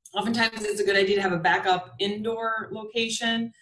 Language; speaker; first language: English; native; English